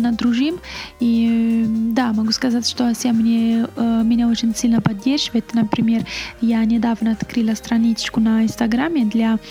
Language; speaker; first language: Russian; non-native, fluent; Italian